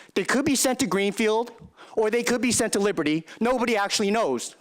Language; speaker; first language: English; early bilingual, other home language; Chinese